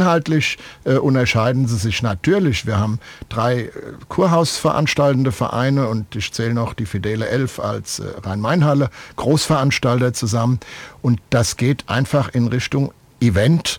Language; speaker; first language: German; native; German